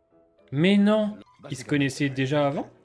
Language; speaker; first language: French; native; French